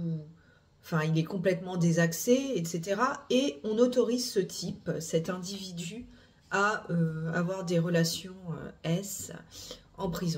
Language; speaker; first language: French; native; French